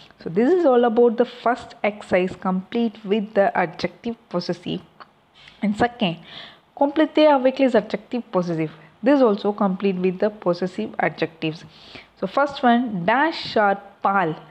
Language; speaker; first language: English; non-native, local second language; Tamil